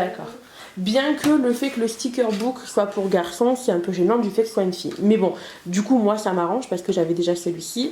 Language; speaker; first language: French; native; French